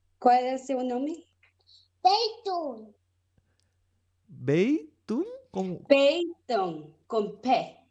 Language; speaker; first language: Portuguese; non-native, learner; Spanish